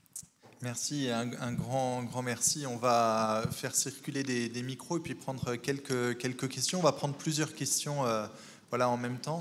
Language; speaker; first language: French; native; French